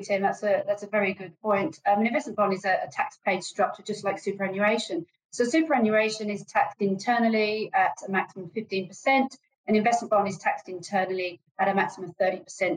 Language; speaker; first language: English; native; English